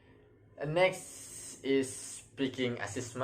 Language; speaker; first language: English; non-native, learner; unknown